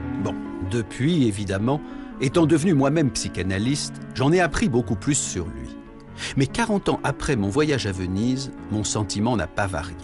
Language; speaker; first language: French; native; French